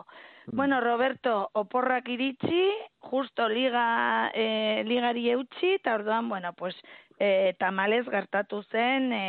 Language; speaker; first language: Basque; native; Basque